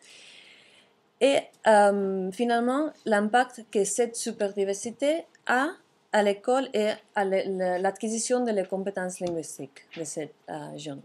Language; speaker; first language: French; non-native, fluent; Catalan